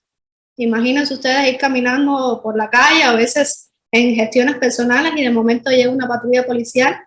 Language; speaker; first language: Spanish; native; Spanish